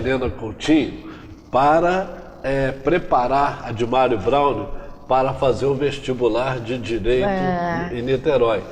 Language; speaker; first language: Portuguese; native; Portuguese